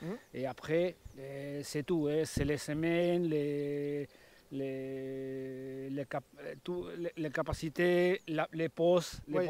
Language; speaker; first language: French; non-native, learner; Spanish